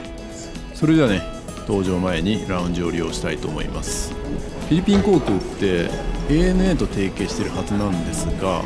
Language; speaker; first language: Japanese; native; Japanese